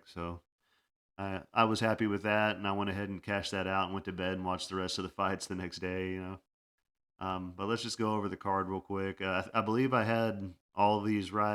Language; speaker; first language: English; native; English